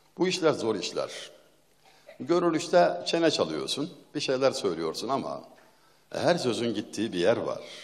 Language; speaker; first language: Turkish; native; Turkish